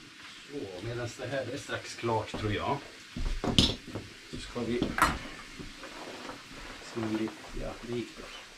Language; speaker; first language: Swedish; non-native, fluent; Italian